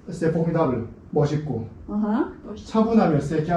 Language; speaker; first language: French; non-native, learner; Korean